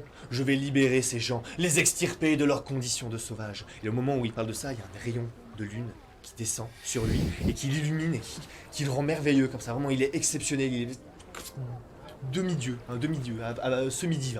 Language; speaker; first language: French; native; French